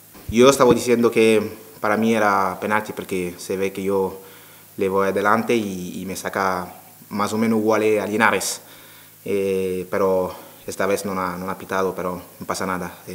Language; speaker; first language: Spanish; non-native, learner; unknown